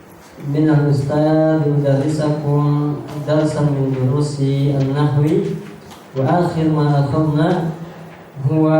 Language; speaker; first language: Arabic; non-native, fluent; Indonesian